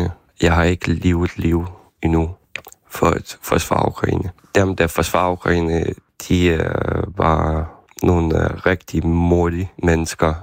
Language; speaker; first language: Danish; non-native, fluent; Ukrainian